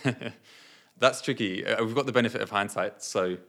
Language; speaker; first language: English; native; English